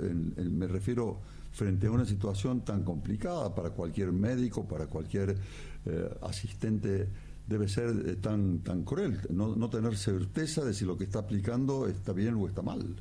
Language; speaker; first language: Spanish; native; Spanish